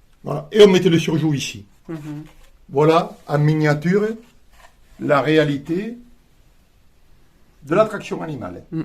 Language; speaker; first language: French; native; French